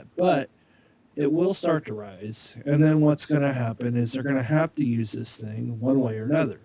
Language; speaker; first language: English; native; English